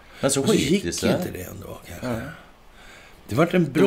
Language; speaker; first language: Swedish; native; Swedish